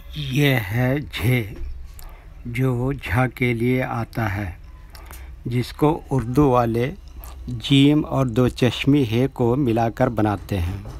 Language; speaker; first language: Hindi; native; Hindi